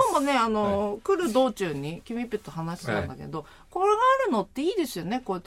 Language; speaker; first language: Japanese; native; Japanese